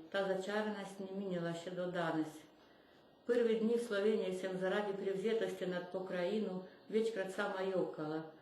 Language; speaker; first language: Slovenian; non-native, fluent; Russian